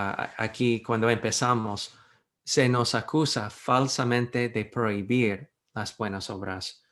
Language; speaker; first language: Spanish; non-native, fluent; English